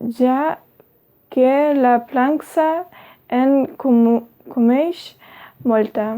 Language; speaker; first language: Catalan; non-native, learner; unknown